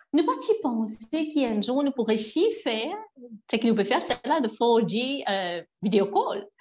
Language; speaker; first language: French; non-native, local second language; Morisyen